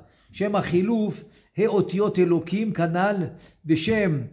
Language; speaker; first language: Hebrew; non-native, fluent; French